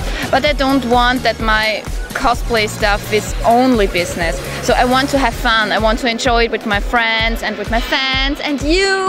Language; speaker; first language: English; non-native, fluent; German